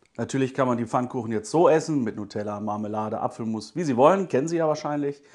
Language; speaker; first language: German; native; German